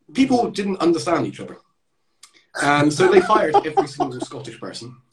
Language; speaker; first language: English; native; English